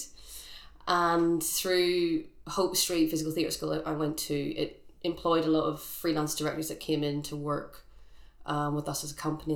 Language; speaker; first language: English; native; English